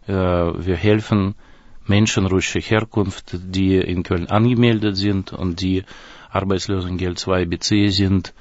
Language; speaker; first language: German; non-native, fluent; Russian